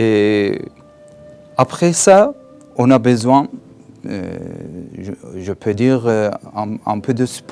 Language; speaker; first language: French; non-native, learner; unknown